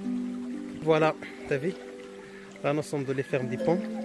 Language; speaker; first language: French; non-native, local second language; Arabic